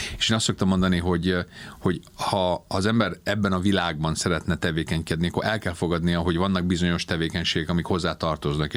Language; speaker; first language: Hungarian; early bilingual, heritage; Hungarian